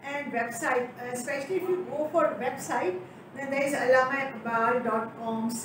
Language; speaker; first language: English; non-native, local second language; Urdu